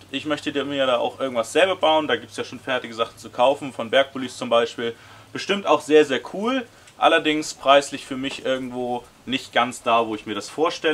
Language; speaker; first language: German; native; German